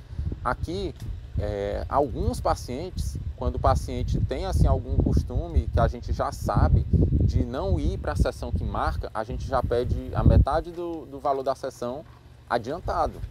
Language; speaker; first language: Portuguese; native; Portuguese